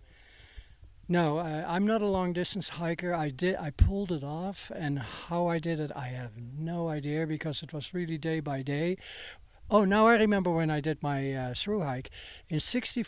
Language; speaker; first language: English; non-native, fluent; Dutch